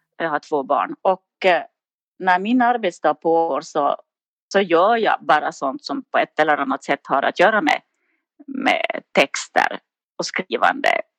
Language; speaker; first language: Swedish; native; Swedish